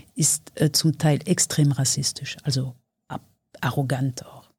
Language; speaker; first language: German; non-native, fluent; French